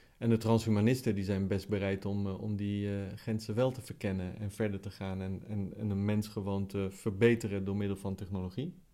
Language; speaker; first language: Dutch; non-native, fluent; Italian